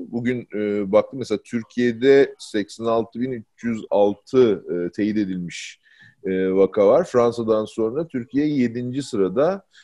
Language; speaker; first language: Turkish; native; Turkish